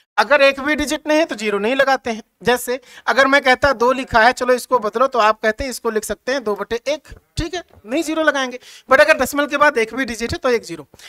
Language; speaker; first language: Hindi; native; Hindi